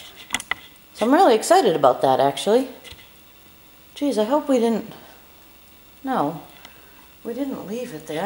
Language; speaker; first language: English; native; English